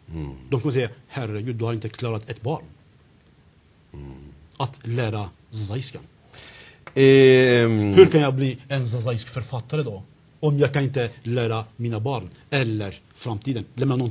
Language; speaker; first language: Swedish; non-native, fluent; Zaza